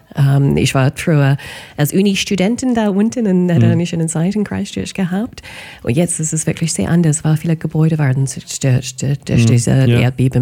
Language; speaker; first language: German; non-native, fluent; English